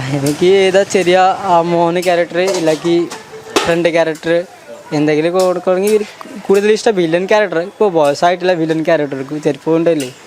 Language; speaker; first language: Malayalam; non-native, learner; Odia